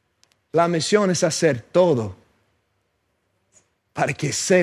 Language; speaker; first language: Spanish; non-native, fluent; English